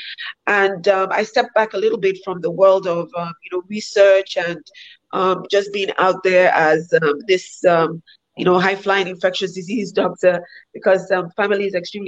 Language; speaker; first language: English; non-native, local second language; Yoruba